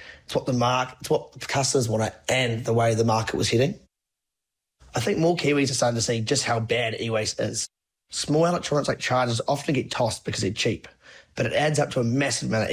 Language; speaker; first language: English; native; English